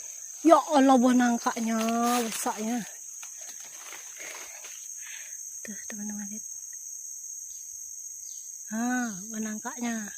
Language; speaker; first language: Indonesian; native; Indonesian